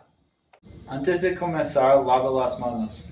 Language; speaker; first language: Spanish; non-native, learner; English